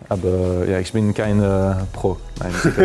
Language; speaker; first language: German; non-native, learner; French